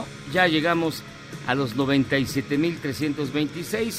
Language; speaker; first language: Spanish; native; Spanish